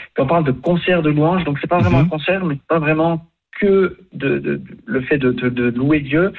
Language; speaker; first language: French; native; French